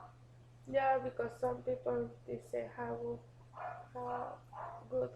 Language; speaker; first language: English; non-native, learner; Spanish